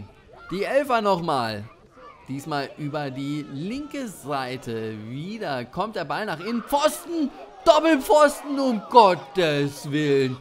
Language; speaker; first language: German; native; German